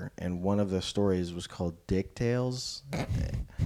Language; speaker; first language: English; non-native, local second language; Filipino